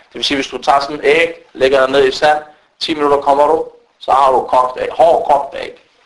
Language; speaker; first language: Danish; early bilingual, other home language; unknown